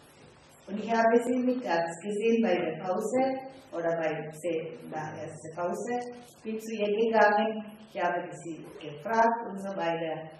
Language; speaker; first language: German; non-native, fluent; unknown